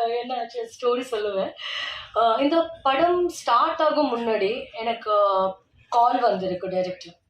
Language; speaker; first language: Tamil; non-native, learner; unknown